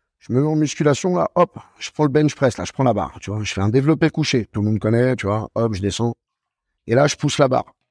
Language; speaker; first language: French; native; French